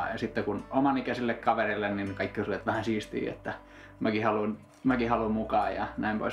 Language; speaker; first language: Finnish; native; Finnish